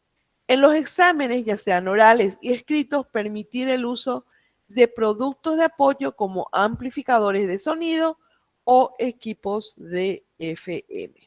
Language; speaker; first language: Spanish; native; Spanish